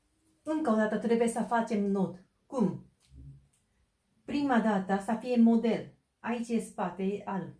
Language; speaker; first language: Romanian; non-native, fluent; Japanese